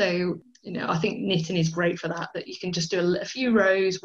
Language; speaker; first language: English; native; English